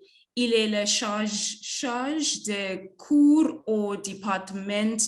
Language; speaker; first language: French; non-native, learner; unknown